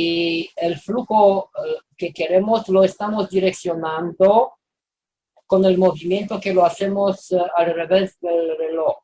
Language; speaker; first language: Spanish; non-native, fluent; Romanian